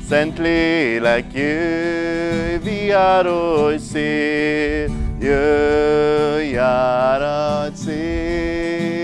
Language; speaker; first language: Hungarian; non-native, fluent; Portuguese